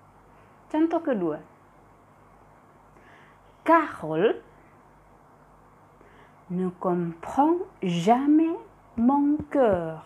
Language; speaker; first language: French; non-native, fluent; Indonesian